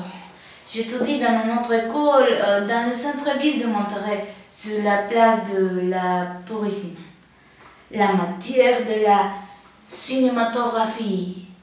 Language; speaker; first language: French; non-native, learner; Spanish